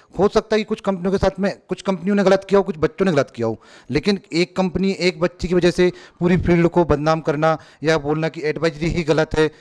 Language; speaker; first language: Hindi; native; Hindi